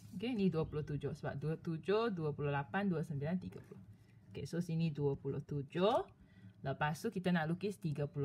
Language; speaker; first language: Malay; non-native, local second language; Chinese